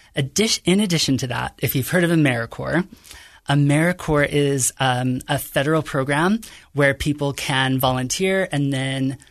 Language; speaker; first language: English; native; English